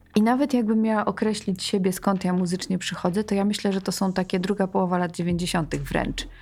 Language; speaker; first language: Polish; early bilingual, heritage; Polish